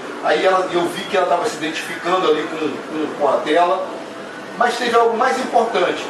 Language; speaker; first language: Portuguese; native; Portuguese